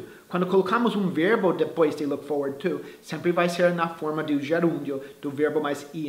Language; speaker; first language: Portuguese; non-native, fluent; English